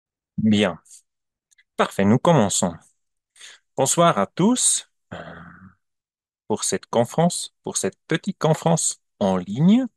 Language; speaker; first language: French; non-native, learner; German